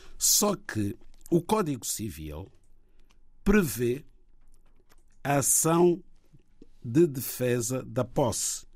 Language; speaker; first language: Portuguese; native; Portuguese